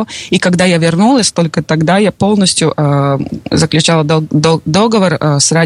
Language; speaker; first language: Russian; non-native, local second language; Latvian